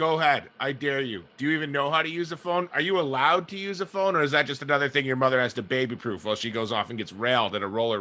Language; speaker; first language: English; native; English